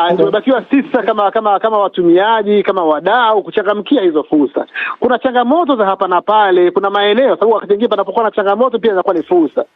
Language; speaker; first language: Swahili; native; Swahili